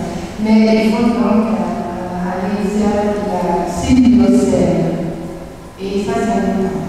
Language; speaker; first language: French; non-native, learner; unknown